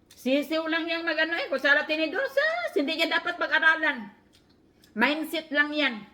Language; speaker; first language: Filipino; non-native, local second language; Cebuano